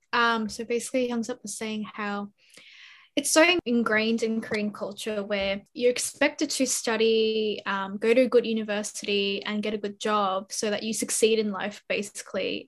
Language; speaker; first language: English; early bilingual, other home language; Korean